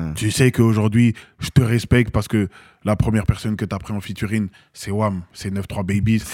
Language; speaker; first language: French; native; French